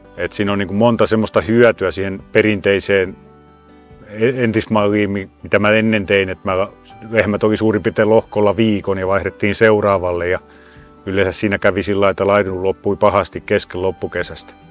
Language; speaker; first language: Finnish; native; Finnish